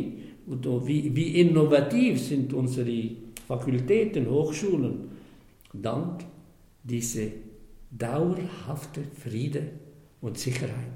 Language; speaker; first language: German; non-native, fluent; Arabic